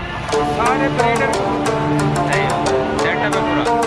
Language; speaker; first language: Hindi; non-native, local second language; Saraiki